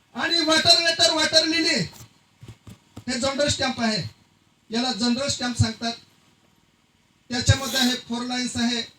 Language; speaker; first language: Marathi; non-native, local second language; Bhili